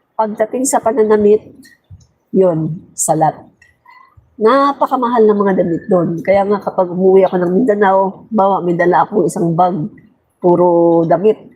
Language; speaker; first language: Filipino; non-native, local second language; Cebuano